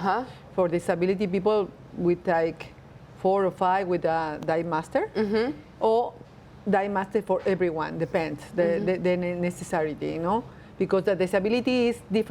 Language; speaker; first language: English; non-native, learner; Spanish